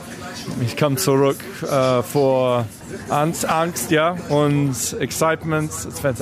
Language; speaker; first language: German; non-native, learner; English